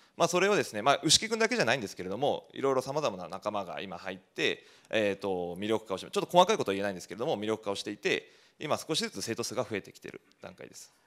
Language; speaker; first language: Japanese; native; Japanese